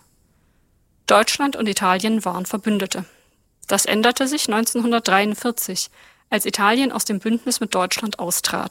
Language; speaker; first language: German; native; German